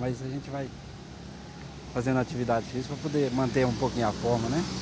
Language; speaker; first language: Portuguese; native; Portuguese